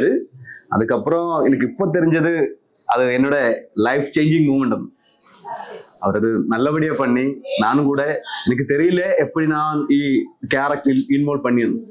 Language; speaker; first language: Tamil; non-native, learner; Malayalam